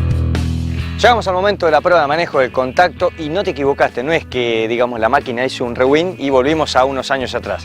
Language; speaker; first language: Spanish; native; Spanish